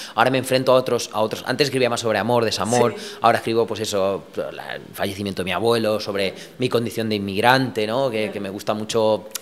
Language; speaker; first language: Spanish; early bilingual, other home language; Romanian